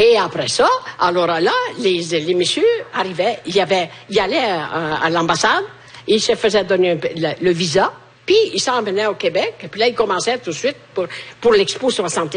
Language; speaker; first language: French; non-native, fluent; Italian